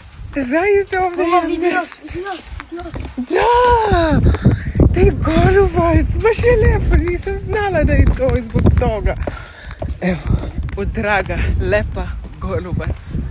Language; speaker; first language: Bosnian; non-native, learner; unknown